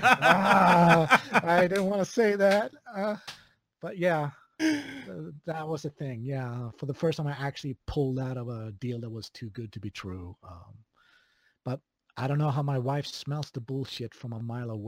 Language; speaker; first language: English; non-native, fluent; Swedish